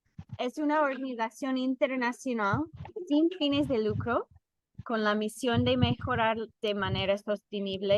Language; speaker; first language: Spanish; non-native, fluent; English